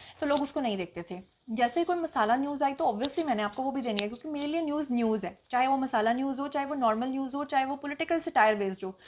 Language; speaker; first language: Urdu; non-native, local second language; Punjabi